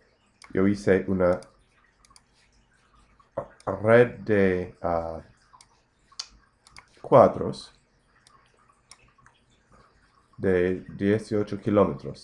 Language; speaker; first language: Spanish; non-native, fluent; English